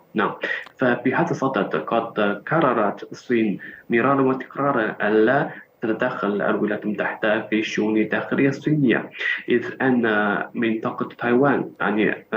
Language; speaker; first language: Arabic; non-native, fluent; Chinese